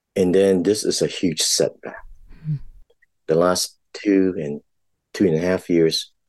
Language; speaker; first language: English; non-native, local second language; Filipino